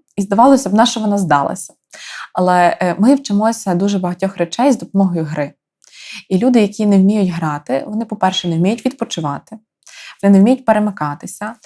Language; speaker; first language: Ukrainian; native; Ukrainian